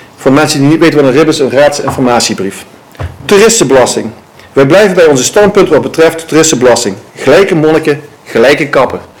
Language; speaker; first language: Dutch; native; Dutch